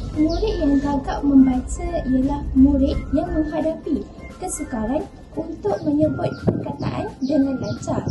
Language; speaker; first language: Malay; native; Malay